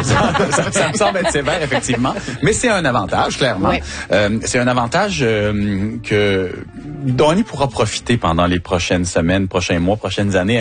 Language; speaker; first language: French; native; French